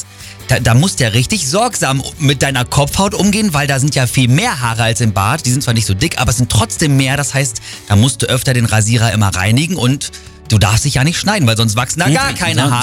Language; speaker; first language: German; native; German